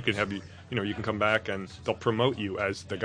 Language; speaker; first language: English; native; English